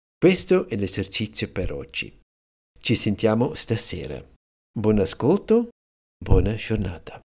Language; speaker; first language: Italian; non-native, fluent; German